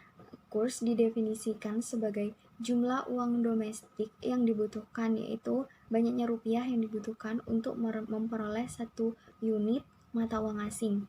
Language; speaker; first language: Indonesian; native; Indonesian